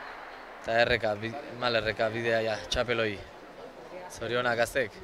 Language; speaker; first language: Basque; native; Basque